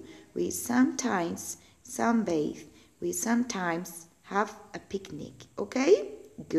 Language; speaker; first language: English; non-native, learner; Spanish